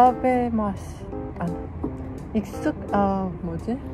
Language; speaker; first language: Japanese; non-native, fluent; Korean